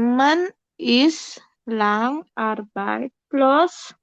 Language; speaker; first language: German; non-native, learner; Indonesian